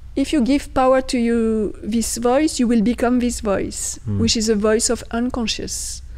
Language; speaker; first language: English; non-native, fluent; French